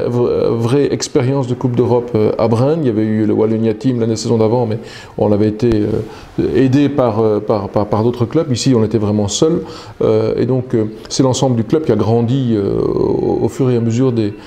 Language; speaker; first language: French; native; French